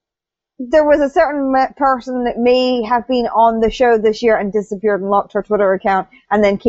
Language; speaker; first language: English; native; English